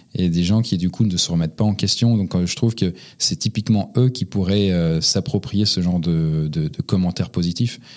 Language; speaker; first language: French; native; French